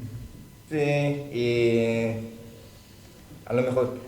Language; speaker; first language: Spanish; non-native, learner; Thai